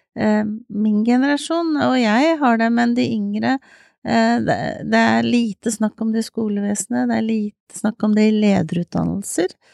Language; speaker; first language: Norwegian; native; Norwegian